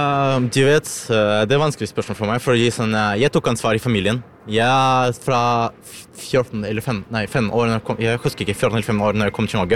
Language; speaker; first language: Swedish; non-native, learner; Ukrainian